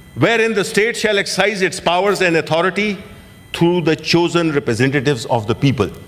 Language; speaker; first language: English; non-native, local second language; Urdu